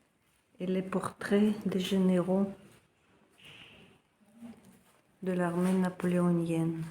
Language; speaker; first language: French; non-native, fluent; Russian